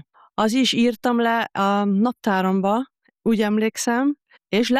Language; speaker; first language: Hungarian; non-native, fluent; German